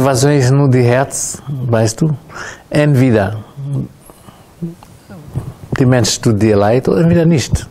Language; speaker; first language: German; non-native, learner; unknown